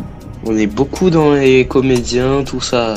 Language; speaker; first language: French; native; French